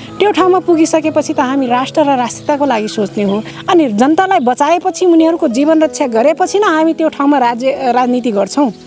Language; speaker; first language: Nepali; non-native, local second language; Dangaura Tharu